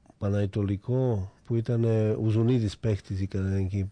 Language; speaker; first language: Greek; non-native, fluent; Slovak